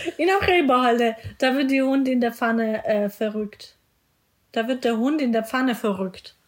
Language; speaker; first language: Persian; early bilingual, heritage; Persian